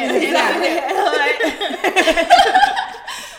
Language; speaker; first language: English; native; English